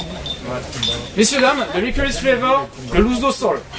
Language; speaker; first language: French; non-native, fluent; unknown